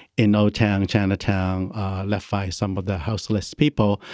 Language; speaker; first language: English; non-native, local second language; Cantonese